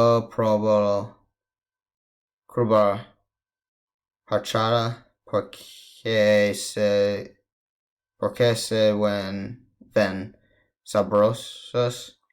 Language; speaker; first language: Spanish; non-native, learner; English